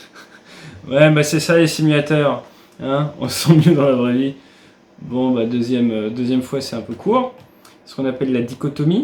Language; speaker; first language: French; native; French